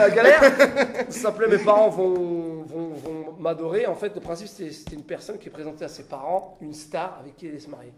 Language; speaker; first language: French; native; French